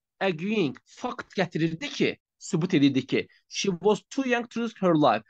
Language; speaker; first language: English; non-native, fluent; Azerbaijani